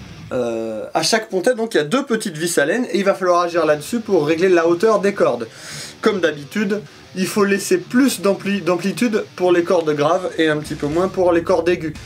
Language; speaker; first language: French; native; French